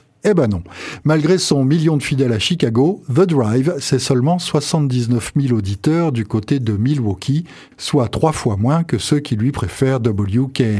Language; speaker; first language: French; native; French